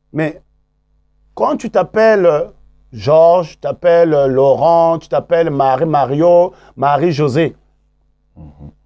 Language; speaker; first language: French; non-native, local second language; Kongo